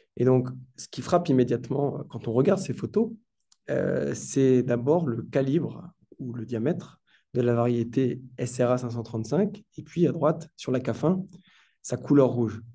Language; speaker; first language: French; native; French